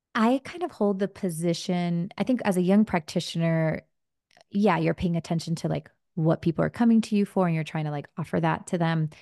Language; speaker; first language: English; early bilingual, other home language; Spanish